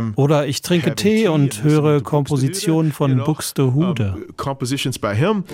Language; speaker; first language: German; non-native, fluent; English